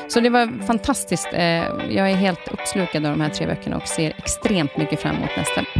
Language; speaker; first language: Swedish; native; Swedish